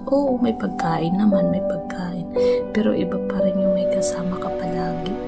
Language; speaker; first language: Filipino; native; Filipino